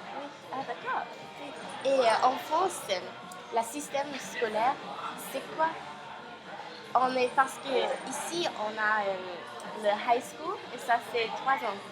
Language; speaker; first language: French; non-native, learner; English